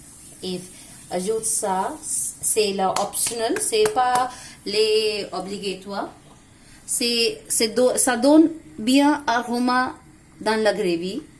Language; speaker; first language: French; non-native, learner; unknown